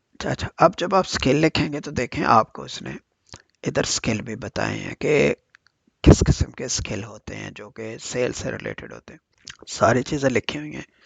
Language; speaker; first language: Urdu; native; Urdu